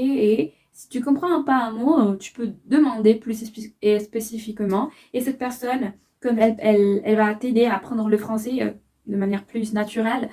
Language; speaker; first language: French; non-native, fluent; Spanish